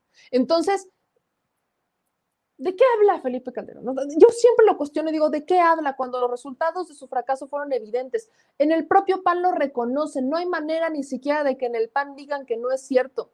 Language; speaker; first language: Spanish; native; Spanish